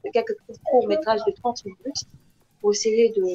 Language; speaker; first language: French; non-native, local second language; Lingala